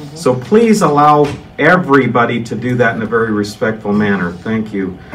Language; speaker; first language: English; native; English